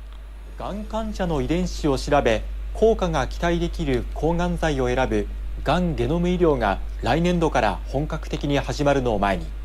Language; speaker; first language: Japanese; native; Japanese